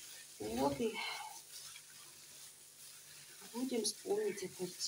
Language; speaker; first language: Russian; non-native, learner; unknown